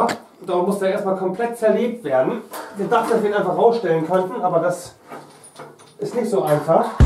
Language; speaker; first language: German; native; German